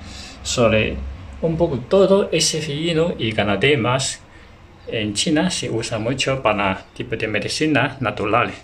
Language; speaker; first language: Spanish; non-native, learner; Chinese